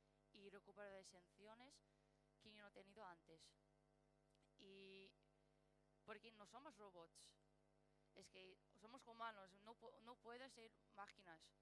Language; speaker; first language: Spanish; non-native, learner; English